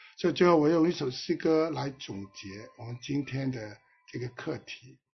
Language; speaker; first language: Chinese; non-native, local second language; Cantonese